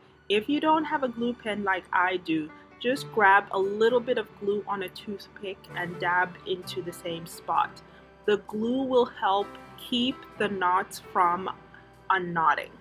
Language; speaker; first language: English; native; English